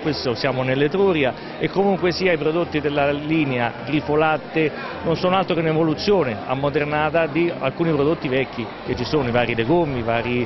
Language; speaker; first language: Italian; native; Italian